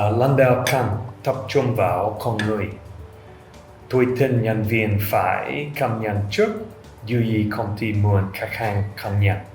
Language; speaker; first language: Vietnamese; non-native, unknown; English